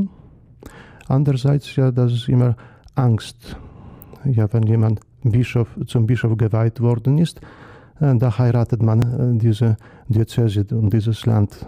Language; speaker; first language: German; non-native, fluent; Polish